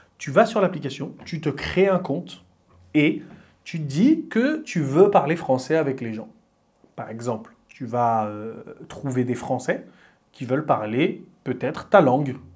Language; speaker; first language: French; native; French